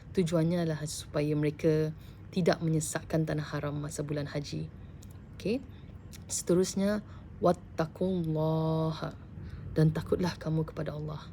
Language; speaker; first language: Malay; native; Malay